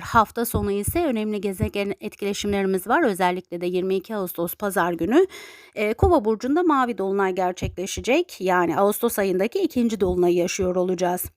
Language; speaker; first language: Turkish; native; Turkish